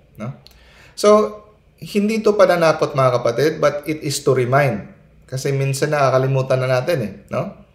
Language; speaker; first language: Filipino; non-native, local second language; Cebuano